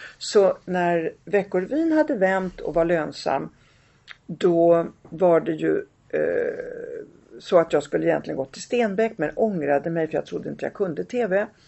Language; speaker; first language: Swedish; early bilingual, other home language; Italian